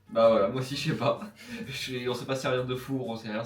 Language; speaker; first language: French; native; French